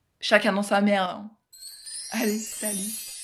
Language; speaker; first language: French; native; French